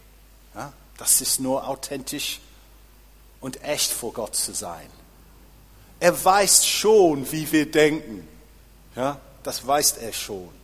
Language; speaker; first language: German; non-native, fluent; English